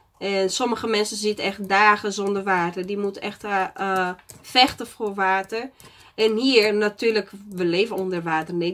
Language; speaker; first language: Dutch; non-native, fluent; Portuguese